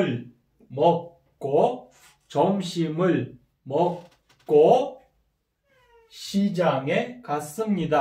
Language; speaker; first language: Korean; non-native, fluent; Kyrgyz